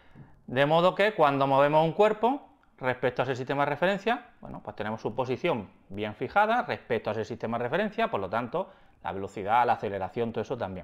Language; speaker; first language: Spanish; native; Spanish